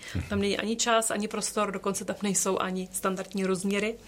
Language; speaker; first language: Czech; native; Czech